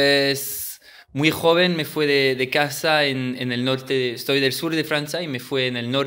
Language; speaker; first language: Spanish; early bilingual, heritage; French